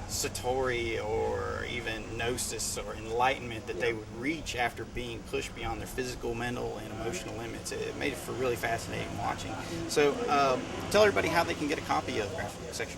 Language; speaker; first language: English; native; English